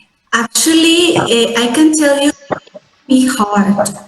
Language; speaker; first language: English; non-native, fluent; Spanish